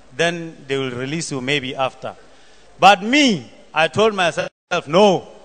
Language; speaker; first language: English; non-native, local second language; Southern Sotho